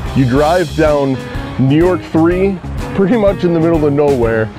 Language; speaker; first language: English; native; English